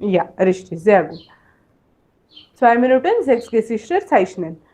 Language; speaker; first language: German; non-native, fluent; Hindi